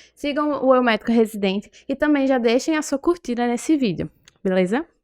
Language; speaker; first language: Portuguese; native; Portuguese